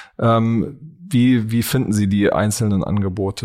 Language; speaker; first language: German; native; German